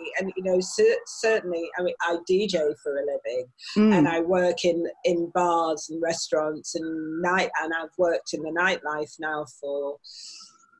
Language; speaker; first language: English; native; English